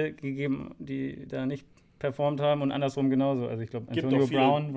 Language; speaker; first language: German; native; German